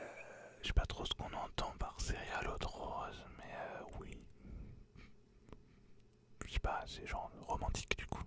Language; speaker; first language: French; native; French